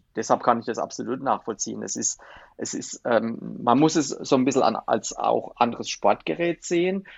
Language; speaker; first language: German; native; German